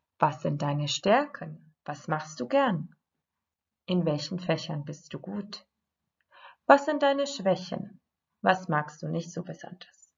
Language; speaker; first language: German; non-native, fluent; Croatian